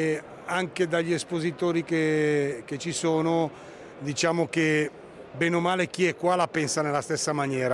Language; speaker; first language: Italian; native; Italian